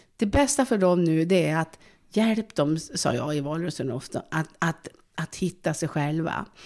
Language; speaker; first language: Swedish; native; Swedish